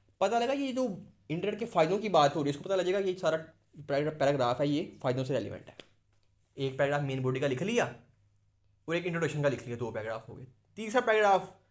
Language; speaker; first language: Urdu; non-native, local second language; Punjabi